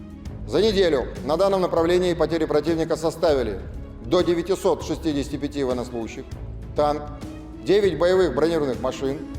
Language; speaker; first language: Russian; native; Russian